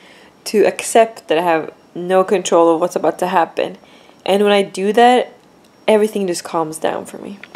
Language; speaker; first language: English; non-native, fluent; Swedish